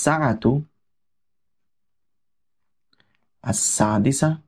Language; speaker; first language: Arabic; non-native, fluent; Urdu